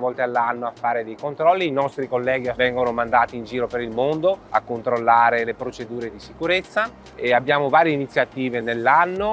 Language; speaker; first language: Italian; native; Italian